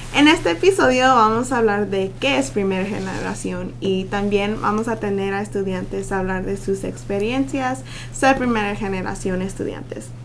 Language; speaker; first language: Spanish; early bilingual, heritage; Spanish